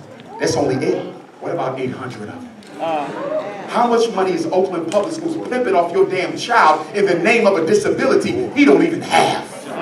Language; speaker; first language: English; native; English